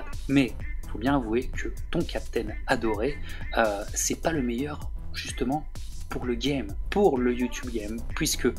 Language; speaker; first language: French; native; French